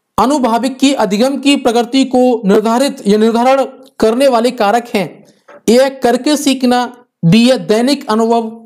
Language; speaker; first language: Hindi; native; Hindi